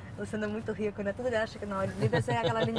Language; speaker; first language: Portuguese; native; Portuguese